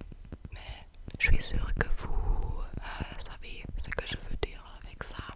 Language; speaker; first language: French; non-native, learner; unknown